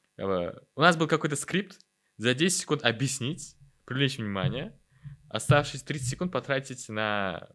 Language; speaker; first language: Russian; non-native, local second language; Uzbek